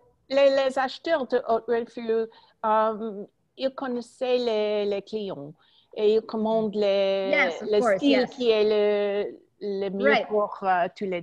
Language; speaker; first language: French; non-native, learner; English